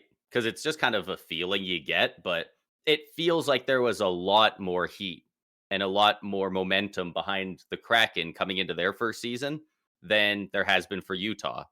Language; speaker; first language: English; native; English